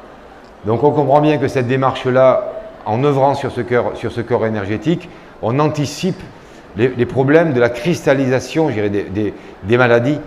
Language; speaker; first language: French; native; French